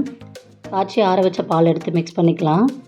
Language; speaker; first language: Tamil; native; Tamil